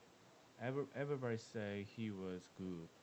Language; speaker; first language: English; non-native, learner; Korean